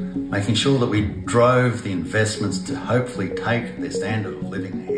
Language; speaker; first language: English; native; English